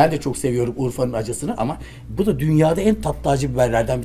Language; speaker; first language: Turkish; native; Turkish